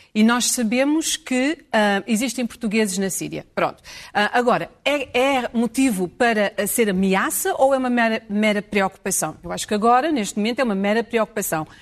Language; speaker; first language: Portuguese; early bilingual, heritage; English